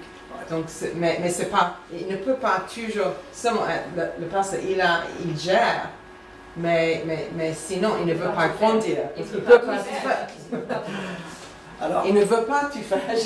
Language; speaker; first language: French; non-native, fluent; English